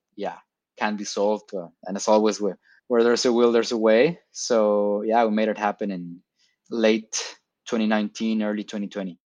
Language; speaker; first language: English; non-native, fluent; Spanish